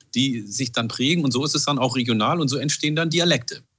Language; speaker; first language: German; non-native, fluent; Oromo